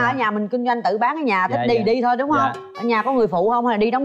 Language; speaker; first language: Vietnamese; native; Vietnamese